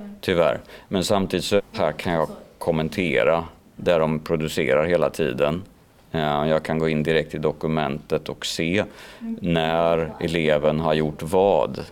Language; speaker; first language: Swedish; native; Swedish